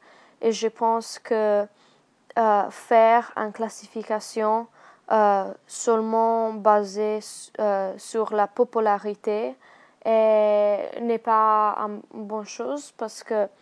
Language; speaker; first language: French; non-native, learner; Italian